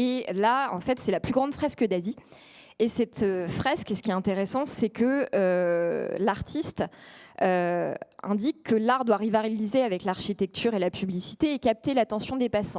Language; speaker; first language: French; native; French